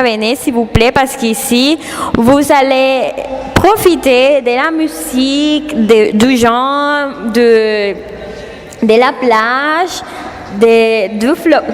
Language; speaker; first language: French; non-native, learner; Spanish